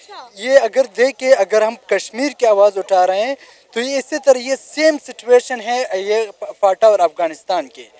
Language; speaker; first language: Hindi; non-native, local second language; Pashto